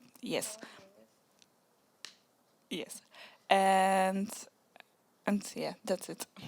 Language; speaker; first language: English; non-native, learner; Polish